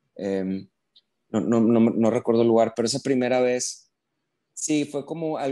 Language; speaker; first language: Spanish; native; Spanish